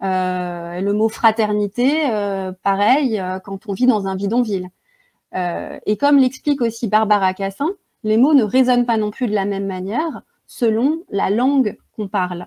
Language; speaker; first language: French; native; French